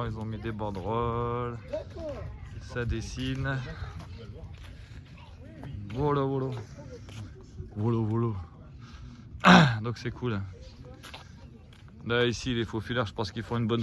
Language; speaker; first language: French; native; French